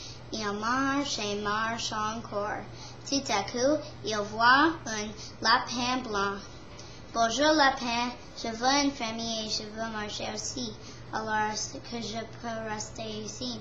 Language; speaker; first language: French; non-native, learner; English